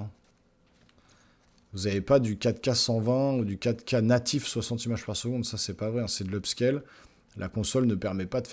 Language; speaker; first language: French; native; French